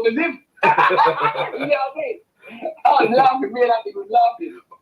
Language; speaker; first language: English; native; English